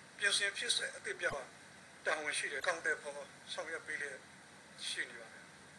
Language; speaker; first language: Burmese; native; Burmese